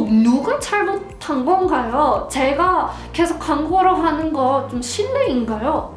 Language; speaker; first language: Korean; non-native, fluent; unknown